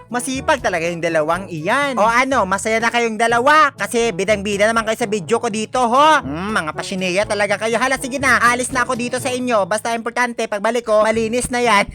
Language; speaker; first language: Filipino; non-native, local second language; Masbatenyo